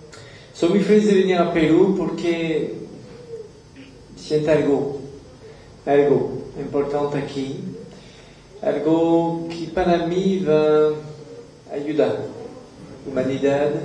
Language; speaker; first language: Spanish; non-native, learner; French